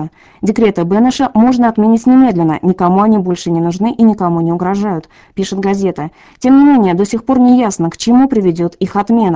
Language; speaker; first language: Russian; native; Russian